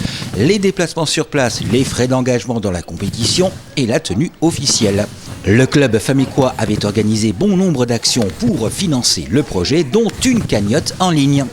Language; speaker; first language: French; native; French